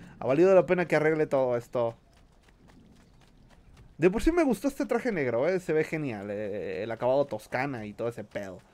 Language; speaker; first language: Spanish; native; Spanish